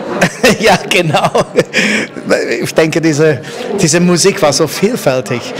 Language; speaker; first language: German; non-native, fluent; English